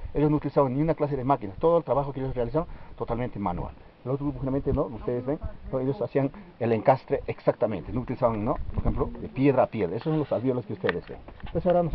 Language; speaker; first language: Spanish; native; Spanish